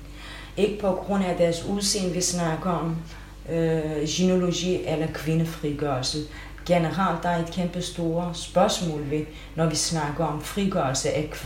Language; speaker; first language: Danish; non-native, fluent; Kurdish